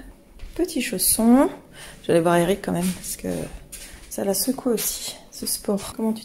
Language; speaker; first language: French; native; French